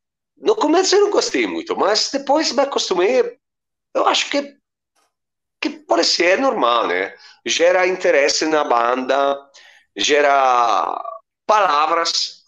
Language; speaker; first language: Portuguese; non-native, learner; Italian